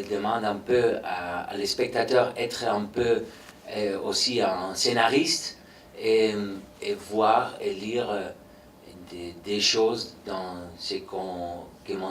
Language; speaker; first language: French; non-native, fluent; Spanish